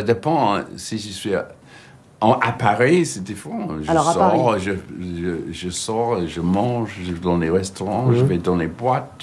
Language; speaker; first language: French; non-native, learner; English